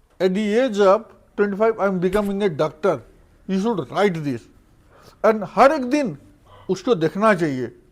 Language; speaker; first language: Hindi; non-native, local second language; Odia